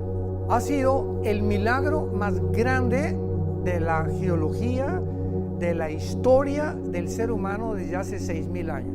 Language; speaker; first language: Spanish; native; Spanish